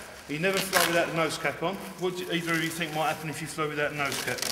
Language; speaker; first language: English; native; English